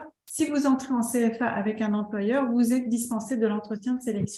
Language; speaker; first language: French; native; French